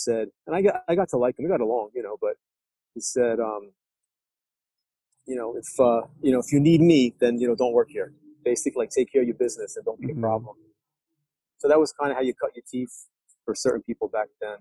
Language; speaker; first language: English; native; English